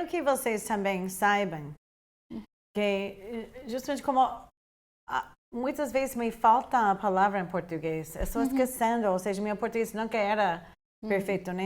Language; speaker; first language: Portuguese; non-native, fluent; English